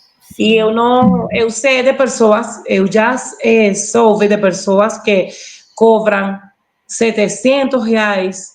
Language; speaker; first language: Portuguese; non-native, learner; Spanish